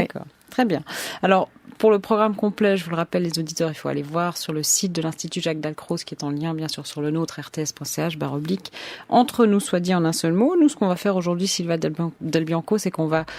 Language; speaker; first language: French; native; French